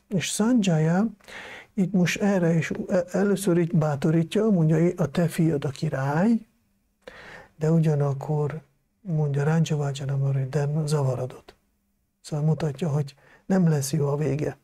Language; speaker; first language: Hungarian; non-native, fluent; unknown